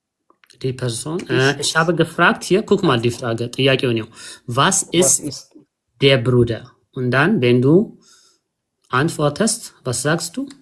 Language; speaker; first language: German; non-native, fluent; Amharic